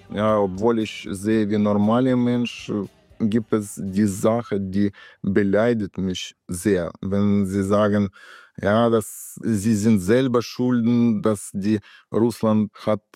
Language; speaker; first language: German; non-native, learner; Russian